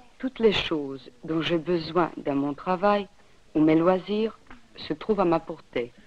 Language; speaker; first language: French; non-native, fluent; Serbian